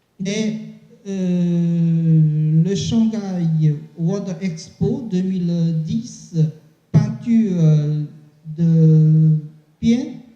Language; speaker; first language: French; non-native, learner; Chinese